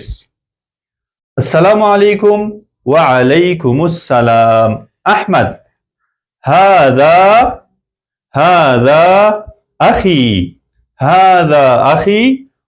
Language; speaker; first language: Arabic; non-native, fluent; Persian